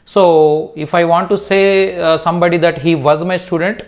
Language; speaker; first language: English; non-native, local second language; Telugu